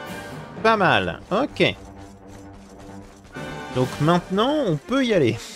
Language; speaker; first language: French; native; French